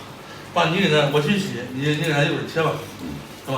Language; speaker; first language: Chinese; native; Chinese